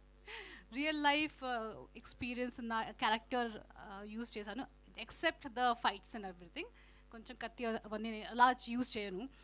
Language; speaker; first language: Telugu; non-native, fluent; Hindi